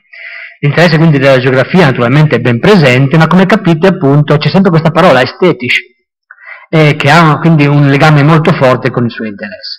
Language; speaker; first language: Italian; native; Italian